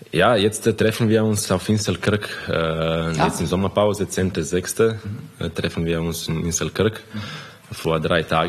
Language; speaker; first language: German; non-native, fluent; Croatian